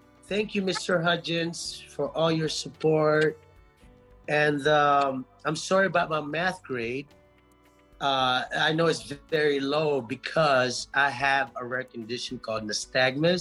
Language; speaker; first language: English; non-native, local second language; Pampanga